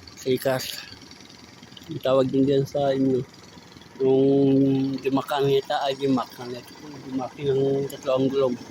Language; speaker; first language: Filipino; non-native, local second language; Iloko